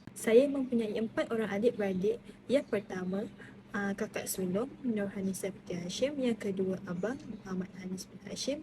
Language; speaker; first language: Malay; native; Malay